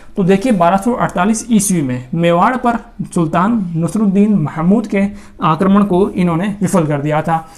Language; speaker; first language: Hindi; native; Hindi